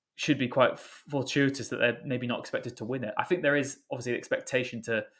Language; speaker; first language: English; native; English